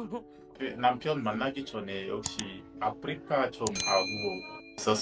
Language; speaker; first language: Korean; non-native, fluent; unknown